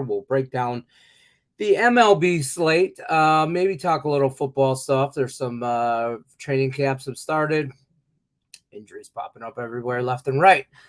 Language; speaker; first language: English; native; English